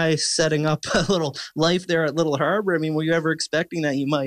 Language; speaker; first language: English; native; English